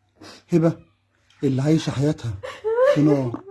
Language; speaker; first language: Arabic; native; Arabic